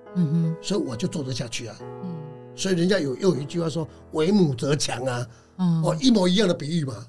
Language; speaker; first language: Chinese; native; Chinese